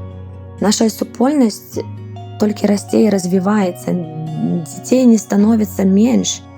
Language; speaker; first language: Belarusian; non-native, local second language; Russian